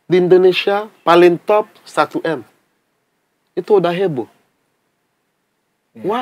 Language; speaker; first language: Indonesian; non-native, fluent; English